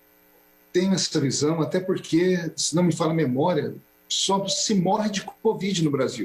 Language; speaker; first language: Portuguese; native; Portuguese